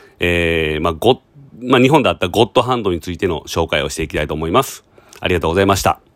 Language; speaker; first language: Japanese; native; Japanese